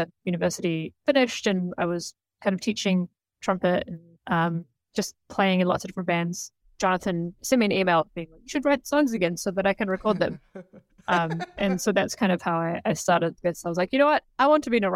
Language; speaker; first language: English; native; English